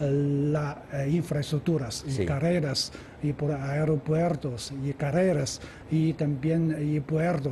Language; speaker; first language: Spanish; non-native, fluent; Chinese